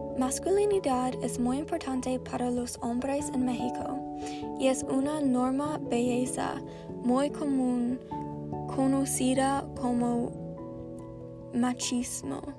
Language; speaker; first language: Spanish; non-native, learner; English